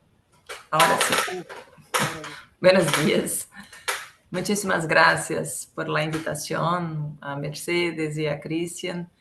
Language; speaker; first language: Spanish; non-native, local second language; Portuguese